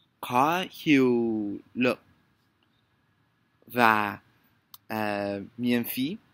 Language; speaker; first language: Vietnamese; non-native, learner; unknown